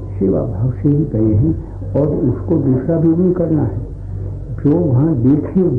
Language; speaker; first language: Hindi; non-native, local second language; Gujarati